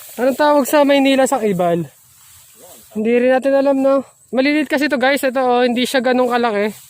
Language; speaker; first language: Filipino; native; Filipino